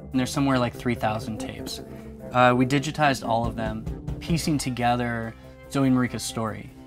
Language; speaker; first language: English; native; English